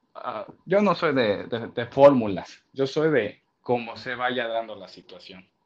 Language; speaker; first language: Spanish; native; Spanish